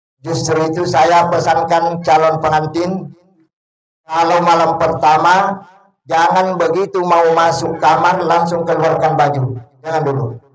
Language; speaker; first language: Indonesian; non-native, local second language; Buginese